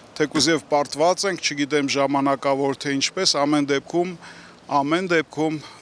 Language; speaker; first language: Armenian; native; Armenian